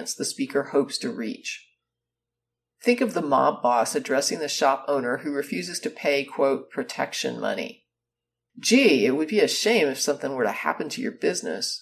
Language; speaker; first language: English; native; English